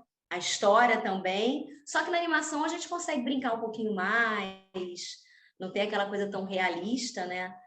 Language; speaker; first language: Portuguese; native; Portuguese